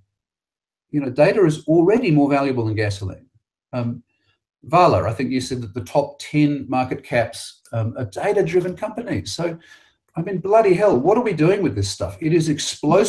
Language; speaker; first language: English; native; English